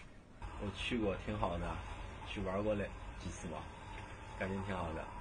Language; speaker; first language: Chinese; native; Chinese